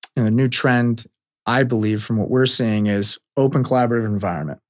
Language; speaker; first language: English; native; English